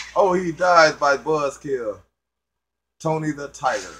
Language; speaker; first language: English; native; English